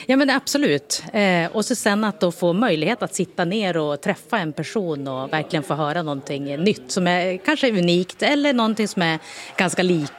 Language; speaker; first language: Swedish; native; Swedish